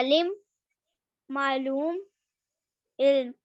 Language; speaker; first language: Arabic; non-native, learner; Urdu